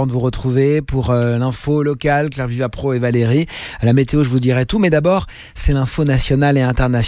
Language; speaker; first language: French; native; French